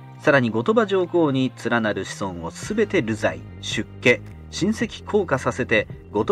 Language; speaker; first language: Japanese; native; Japanese